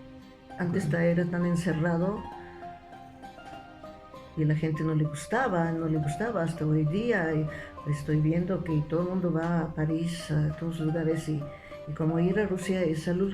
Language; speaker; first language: Spanish; non-native, fluent; Russian